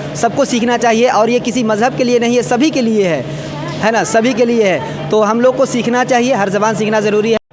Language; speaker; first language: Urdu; non-native, local second language; Hindi